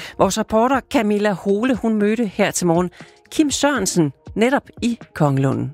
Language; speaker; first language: Danish; native; Danish